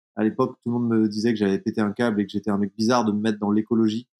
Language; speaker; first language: French; native; French